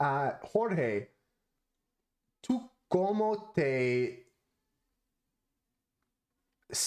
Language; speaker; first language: Spanish; non-native, learner; English